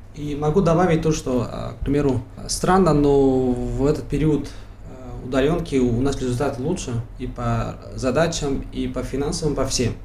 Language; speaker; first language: Russian; non-native, local second language; Tajik